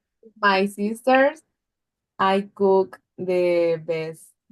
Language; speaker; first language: English; non-native, learner; Spanish